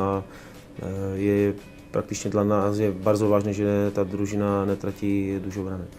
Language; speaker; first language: Polish; non-native, learner; Czech